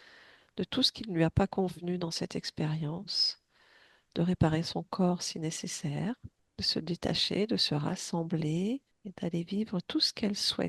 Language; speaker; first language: French; native; French